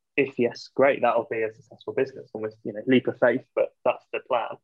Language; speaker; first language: English; native; English